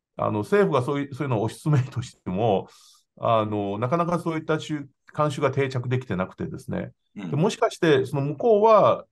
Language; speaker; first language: Japanese; non-native, fluent; Chinese